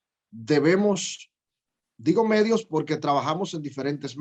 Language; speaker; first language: Spanish; native; Spanish